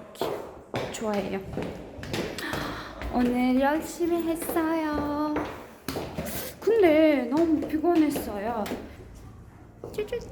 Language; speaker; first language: Korean; non-native, learner; Uzbek